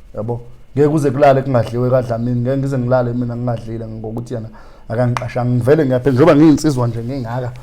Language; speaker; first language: Zulu; native; Zulu